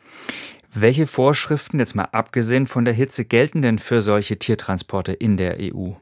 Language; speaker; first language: German; native; German